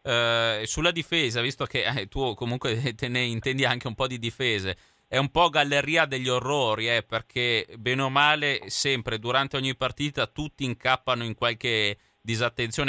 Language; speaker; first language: Italian; native; Italian